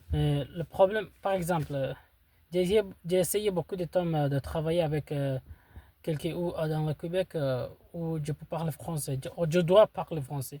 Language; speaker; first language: French; non-native, learner; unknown